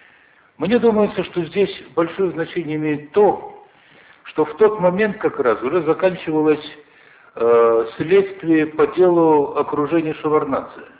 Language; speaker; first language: Russian; non-native, local second language; Ossetic